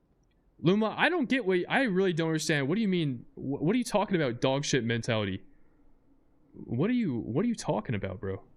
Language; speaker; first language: English; native; English